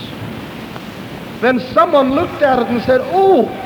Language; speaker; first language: English; native; English